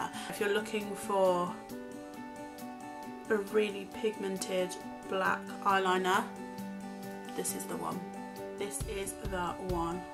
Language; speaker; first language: English; native; English